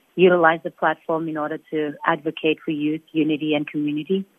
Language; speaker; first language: English; non-native, fluent; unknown